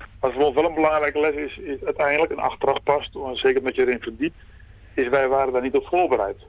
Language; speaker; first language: Dutch; native; Dutch